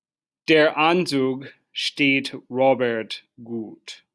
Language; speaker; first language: German; non-native, learner; English